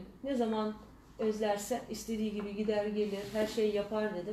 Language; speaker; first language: Turkish; early bilingual, heritage; Turkish